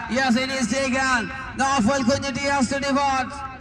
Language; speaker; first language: English; non-native, local second language; Malayalam